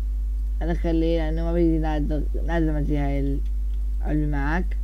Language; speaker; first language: Arabic; native; Arabic